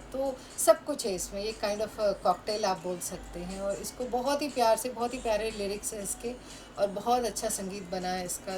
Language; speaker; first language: Hindi; native; Hindi